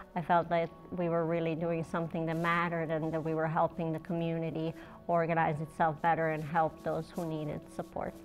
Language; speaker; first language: English; non-native, fluent; Serbian